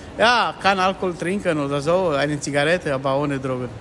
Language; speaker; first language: German; non-native, learner; Romanian